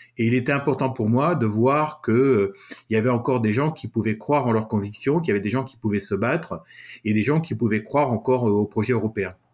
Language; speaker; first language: French; native; French